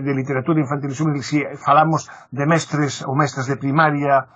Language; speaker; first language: Spanish; non-native, local second language; Galician